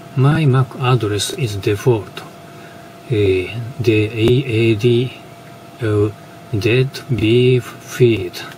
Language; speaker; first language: English; non-native, learner; Japanese